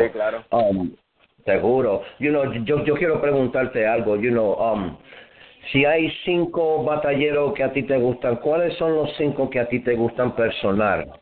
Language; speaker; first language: Spanish; early bilingual, heritage; Spanish